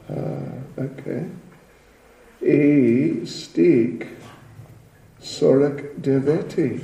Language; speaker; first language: Russian; non-native, learner; English